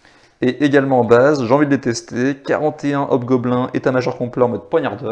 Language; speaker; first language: French; native; French